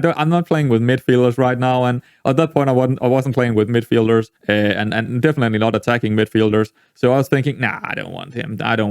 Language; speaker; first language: English; non-native, fluent; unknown